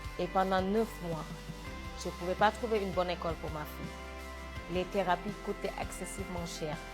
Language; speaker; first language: French; non-native, local second language; Wolof